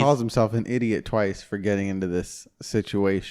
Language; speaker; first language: English; native; English